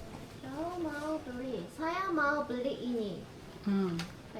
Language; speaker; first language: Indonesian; non-native, learner; Korean